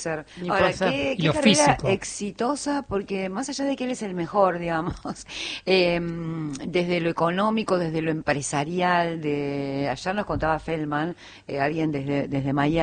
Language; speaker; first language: Spanish; native; Spanish